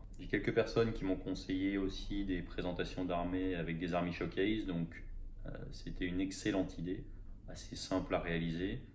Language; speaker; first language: French; native; French